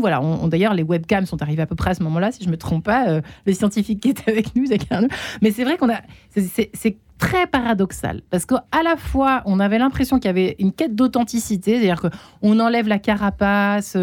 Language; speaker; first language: French; native; French